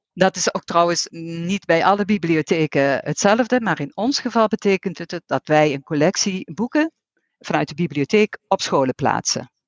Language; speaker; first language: Dutch; native; Dutch